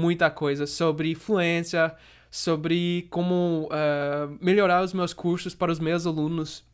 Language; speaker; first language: Portuguese; non-native, fluent; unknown